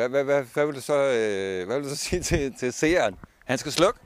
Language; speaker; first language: Danish; native; Danish